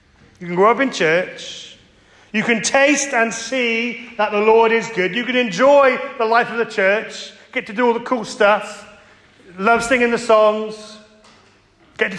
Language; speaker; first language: English; native; English